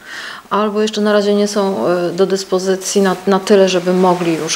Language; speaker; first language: Polish; native; Polish